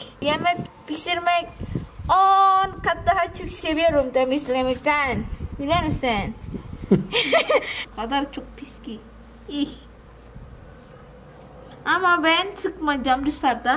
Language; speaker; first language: Turkish; non-native, learner; Indonesian